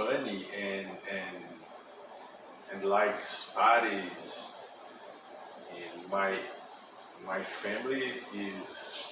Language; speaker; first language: English; non-native, learner; Portuguese